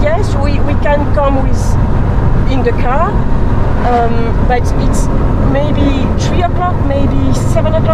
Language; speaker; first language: English; non-native, learner; French